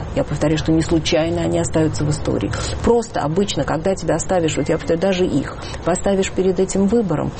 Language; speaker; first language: Russian; native; Russian